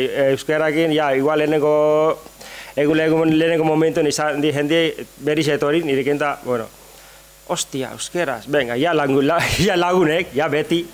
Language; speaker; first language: Basque; non-native, learner; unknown